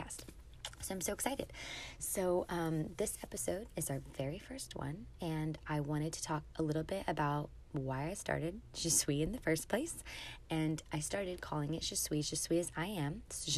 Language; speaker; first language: English; native; English